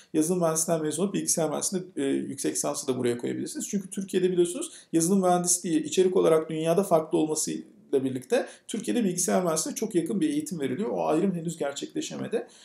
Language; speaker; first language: Turkish; native; Turkish